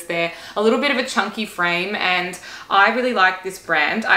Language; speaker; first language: English; native; English